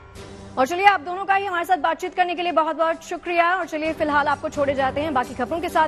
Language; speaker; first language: Hindi; native; Hindi